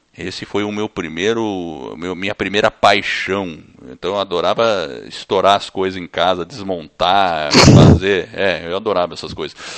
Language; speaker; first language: Portuguese; early bilingual, other home language; English